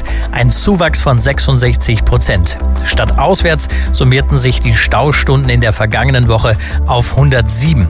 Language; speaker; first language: German; native; German